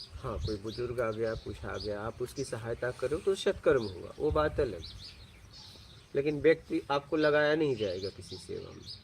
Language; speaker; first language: Hindi; native; Hindi